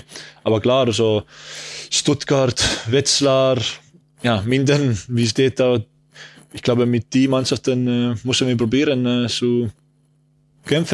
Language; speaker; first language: German; non-native, learner; Estonian